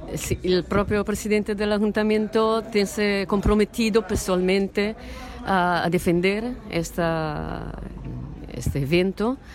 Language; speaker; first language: Spanish; non-native, fluent; Italian